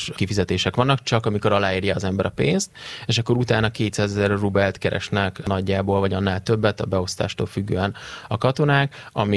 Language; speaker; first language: Hungarian; native; Hungarian